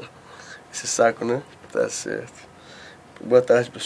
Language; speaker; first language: Portuguese; native; Portuguese